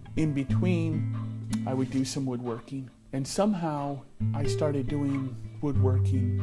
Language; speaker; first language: English; native; English